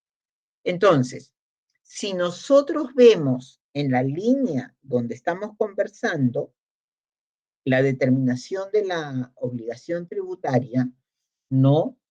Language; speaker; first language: Spanish; native; Spanish